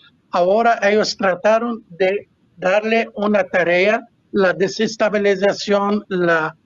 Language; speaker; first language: Spanish; non-native, fluent; Arabic